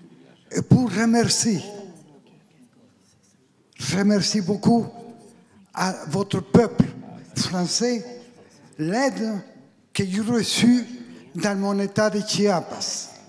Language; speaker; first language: French; non-native, learner; Spanish